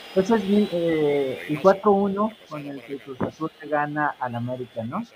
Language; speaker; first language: Spanish; native; Spanish